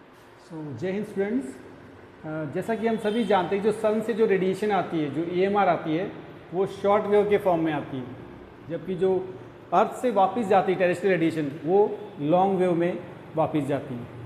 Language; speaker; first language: Hindi; native; Hindi